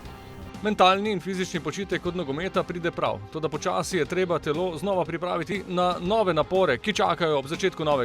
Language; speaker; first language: Slovenian; native; Slovenian